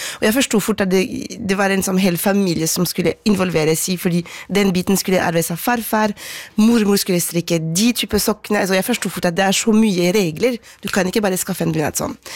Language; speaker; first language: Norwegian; non-native, fluent; French